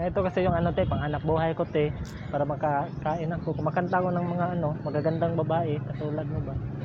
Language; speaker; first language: Filipino; non-native, local second language; Cebuano